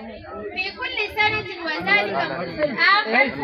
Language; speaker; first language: Arabic; non-native, learner; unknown